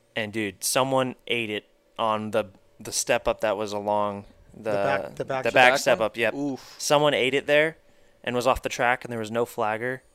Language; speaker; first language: English; native; English